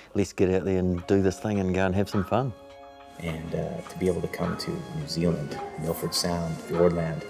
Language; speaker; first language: English; native; English